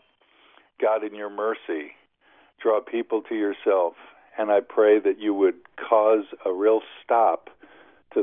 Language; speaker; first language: English; native; English